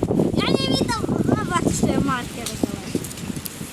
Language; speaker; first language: Russian; native; Russian